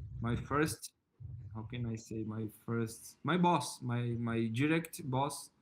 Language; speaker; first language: English; non-native, learner; Portuguese